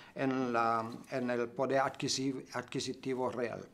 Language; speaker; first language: Spanish; non-native, fluent; German